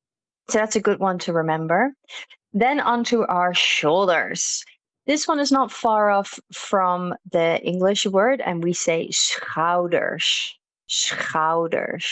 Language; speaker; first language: English; non-native, fluent; Dutch